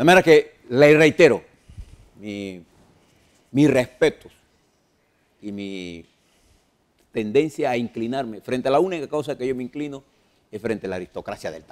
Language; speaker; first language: Spanish; native; Spanish